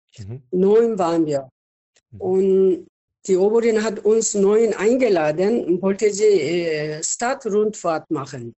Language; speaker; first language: German; non-native, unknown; Korean